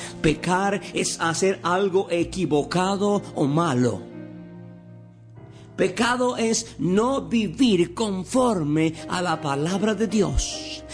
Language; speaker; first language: Spanish; native; Spanish